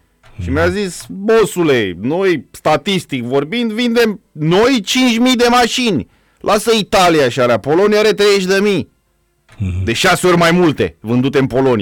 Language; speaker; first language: Romanian; native; Romanian